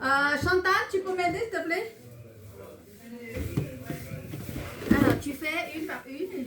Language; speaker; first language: French; early bilingual, other home language; Vietnamese